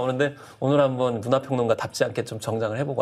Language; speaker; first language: Korean; native; Korean